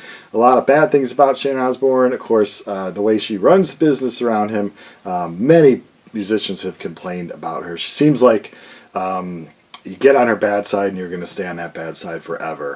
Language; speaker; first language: English; native; English